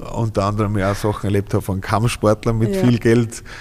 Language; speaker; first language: German; native; German